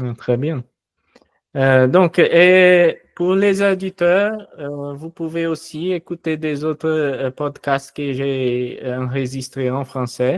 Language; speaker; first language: French; non-native, fluent; Portuguese